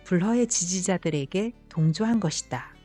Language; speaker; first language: Korean; native; Korean